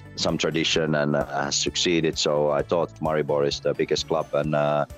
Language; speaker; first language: English; non-native, fluent; Finnish